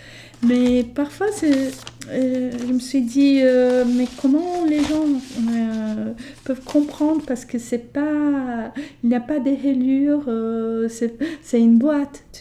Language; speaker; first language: French; non-native, fluent; Portuguese